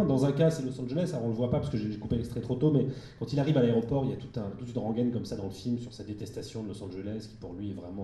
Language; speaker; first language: French; native; French